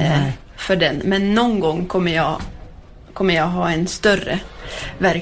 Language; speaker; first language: Swedish; early bilingual, heritage; Swedish